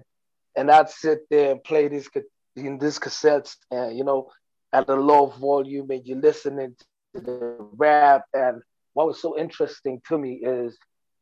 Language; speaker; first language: English; non-native, local second language; Nyanja